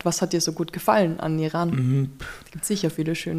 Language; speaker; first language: German; native; German